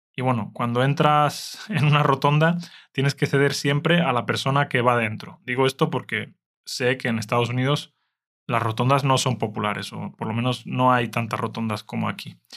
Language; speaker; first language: Spanish; native; Spanish